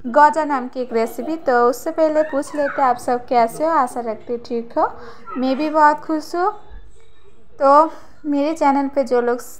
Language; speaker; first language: Hindi; non-native, local second language; Bangla